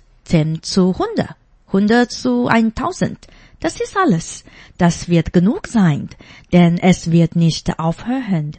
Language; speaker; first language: German; non-native, fluent; Chinese